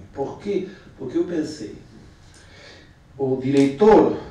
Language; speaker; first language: Portuguese; non-native, fluent; Spanish